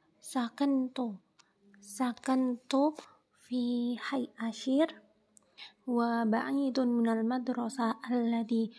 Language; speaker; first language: Arabic; non-native, learner; Indonesian